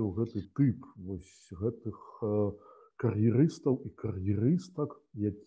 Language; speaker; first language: Polish; non-native, learner; Belarusian